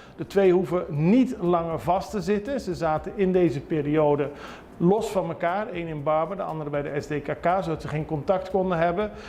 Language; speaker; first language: Dutch; non-native, local second language; Papiamento